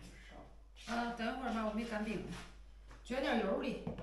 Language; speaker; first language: Chinese; native; Chinese